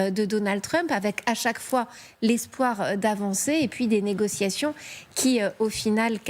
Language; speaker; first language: French; native; French